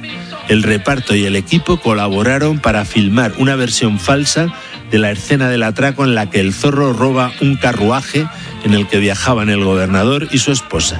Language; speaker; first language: Spanish; native; Spanish